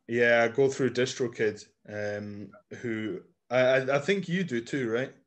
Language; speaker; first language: English; native; English